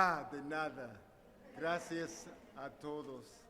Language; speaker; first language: Spanish; non-native, learner; English